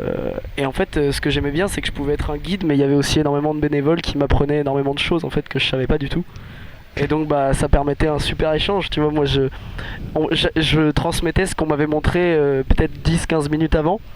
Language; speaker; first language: French; native; French